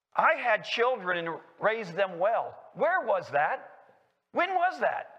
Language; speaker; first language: English; native; English